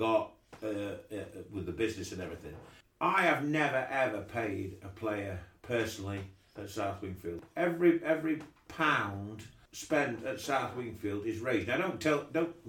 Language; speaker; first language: English; native; English